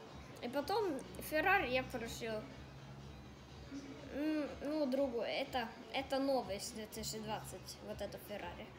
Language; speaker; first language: Russian; early bilingual, heritage; Russian